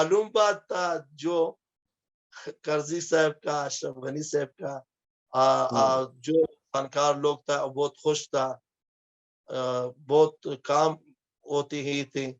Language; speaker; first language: Hindi; non-native, fluent; Pashto